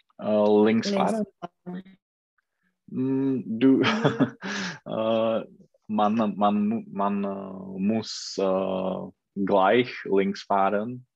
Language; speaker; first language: German; non-native, learner; Czech